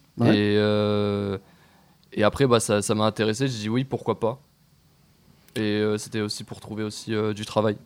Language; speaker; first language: French; native; French